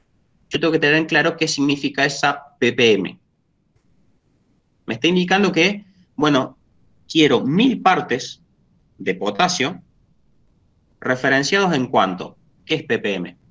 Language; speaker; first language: Spanish; native; Spanish